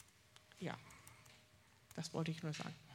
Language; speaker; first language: German; non-native, fluent; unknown